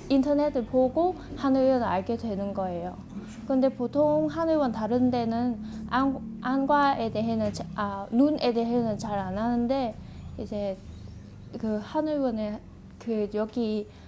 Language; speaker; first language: Korean; non-native, fluent; Vietnamese